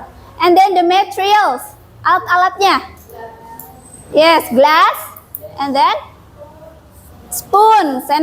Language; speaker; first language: English; non-native, fluent; Indonesian